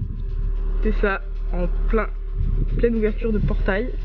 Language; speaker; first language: French; native; French